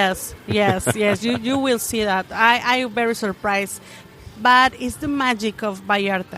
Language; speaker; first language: English; non-native, learner; Spanish